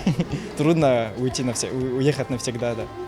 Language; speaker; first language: Russian; non-native, fluent; French